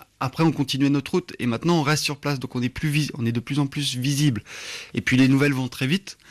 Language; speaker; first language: French; native; French